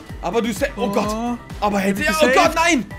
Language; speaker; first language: German; native; German